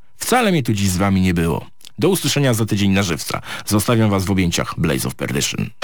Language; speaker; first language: Polish; native; Polish